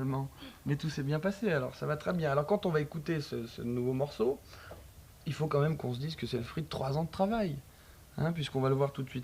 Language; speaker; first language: French; native; French